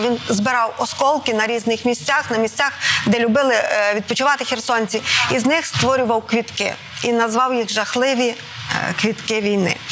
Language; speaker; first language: Ukrainian; native; Ukrainian